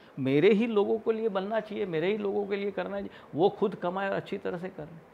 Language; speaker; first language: Hindi; non-native, local second language; Gujarati